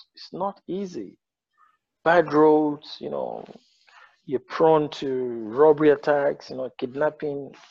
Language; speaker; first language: English; non-native, local second language; Yoruba